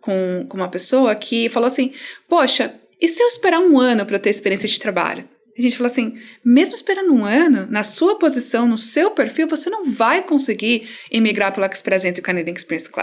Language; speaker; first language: Portuguese; native; Portuguese